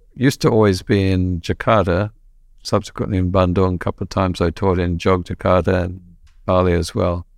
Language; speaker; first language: English; native; English